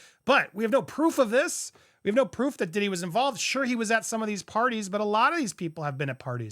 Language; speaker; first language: English; native; English